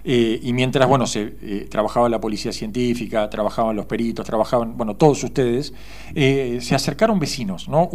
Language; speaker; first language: Spanish; native; Spanish